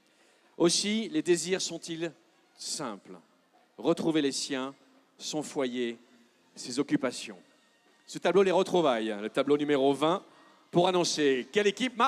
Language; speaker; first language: French; native; French